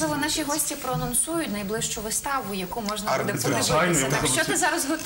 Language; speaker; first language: Ukrainian; native; Ukrainian